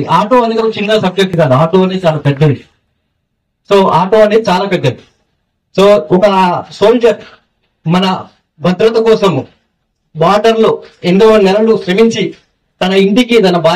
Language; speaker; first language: Telugu; native; Telugu